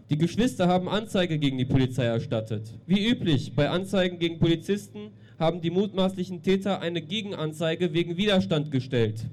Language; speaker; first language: German; native; German